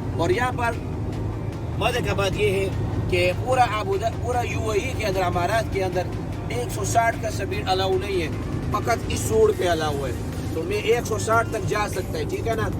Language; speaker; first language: Urdu; non-native, local second language; Pashto